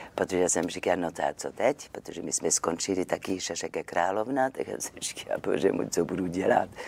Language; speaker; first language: Czech; non-native, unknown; French